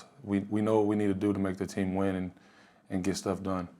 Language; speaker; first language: English; native; English